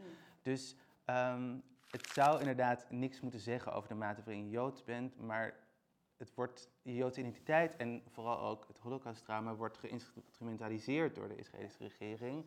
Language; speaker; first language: Dutch; native; Dutch